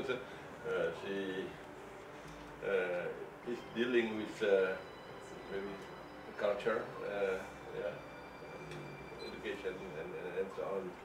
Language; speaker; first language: English; non-native, fluent; Indonesian